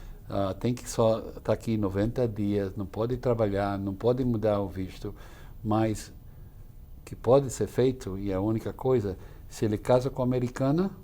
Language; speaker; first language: Portuguese; non-native, fluent; English